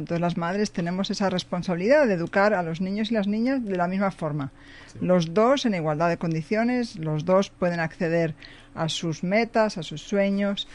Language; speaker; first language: Spanish; native; Spanish